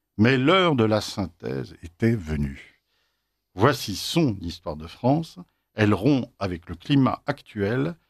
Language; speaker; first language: French; native; French